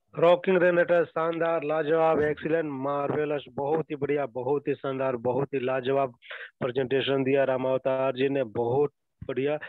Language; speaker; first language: Hindi; native; Hindi